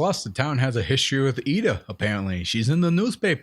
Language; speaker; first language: English; native; English